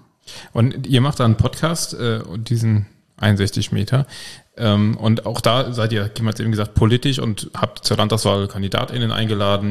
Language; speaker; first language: German; native; German